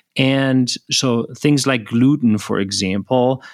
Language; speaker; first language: English; non-native, fluent; German